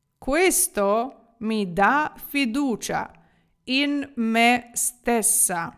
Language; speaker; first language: Italian; non-native, fluent; Ukrainian